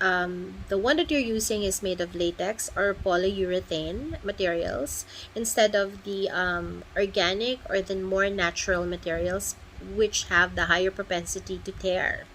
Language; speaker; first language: English; non-native, local second language; Filipino